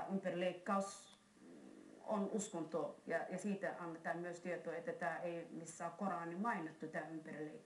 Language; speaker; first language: Finnish; non-native, fluent; Somali